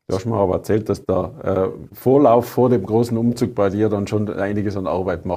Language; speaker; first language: German; native; German